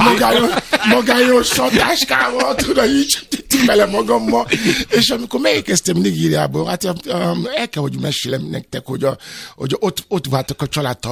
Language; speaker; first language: Hungarian; non-native, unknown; Yoruba